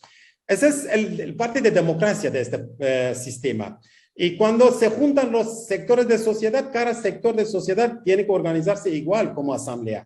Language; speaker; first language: Spanish; non-native, fluent; Kurdish